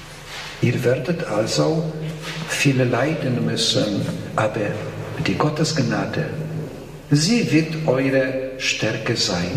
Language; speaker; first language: German; non-native, fluent; Polish